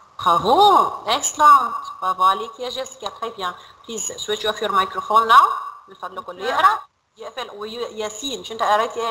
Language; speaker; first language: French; non-native, fluent; Arabic